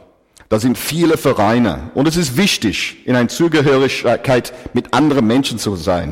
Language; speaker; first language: German; non-native, fluent; English